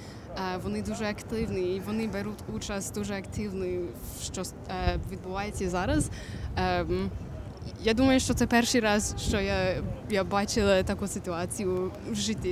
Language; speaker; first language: Ukrainian; non-native, learner; English